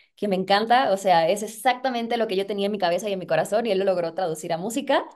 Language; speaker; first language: Spanish; native; Spanish